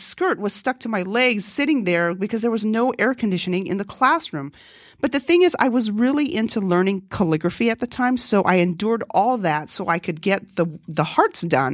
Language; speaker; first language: English; non-native, fluent; Korean